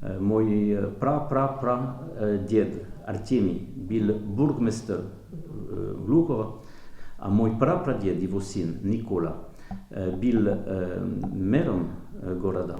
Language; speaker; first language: Russian; non-native, learner; French